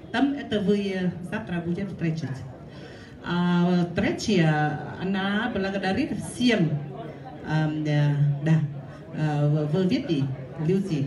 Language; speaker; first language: Russian; non-native, learner; Vietnamese